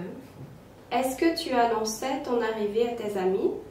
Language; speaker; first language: French; non-native, fluent; Polish